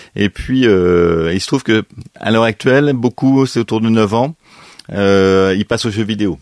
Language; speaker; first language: French; native; French